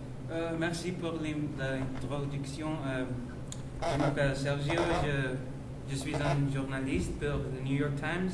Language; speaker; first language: French; non-native, learner; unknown